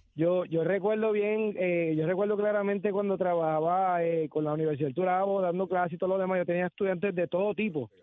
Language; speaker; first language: Spanish; native; Spanish